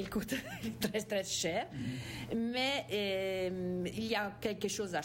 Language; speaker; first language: French; non-native, fluent; Italian